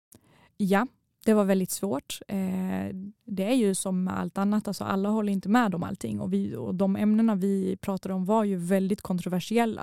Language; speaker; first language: Swedish; early bilingual, other home language; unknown